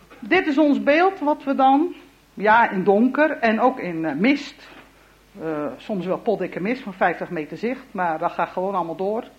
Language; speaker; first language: Dutch; native; Dutch